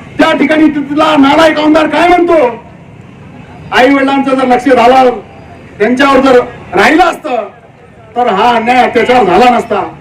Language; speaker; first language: Marathi; native; Marathi